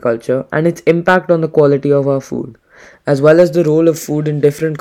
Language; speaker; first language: English; non-native, local second language; Hindi